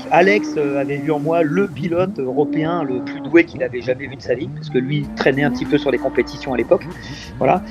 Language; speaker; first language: French; native; French